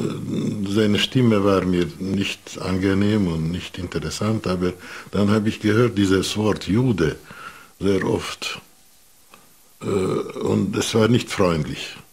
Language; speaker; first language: German; non-native, fluent; Hungarian